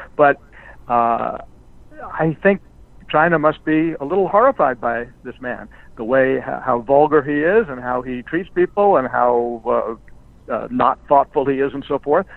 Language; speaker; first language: English; native; English